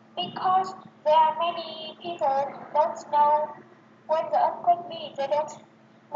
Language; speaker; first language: English; non-native, learner; Vietnamese